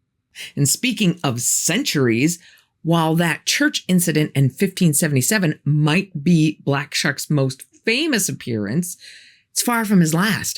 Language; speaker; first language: English; native; English